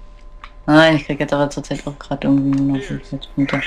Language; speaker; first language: German; native; German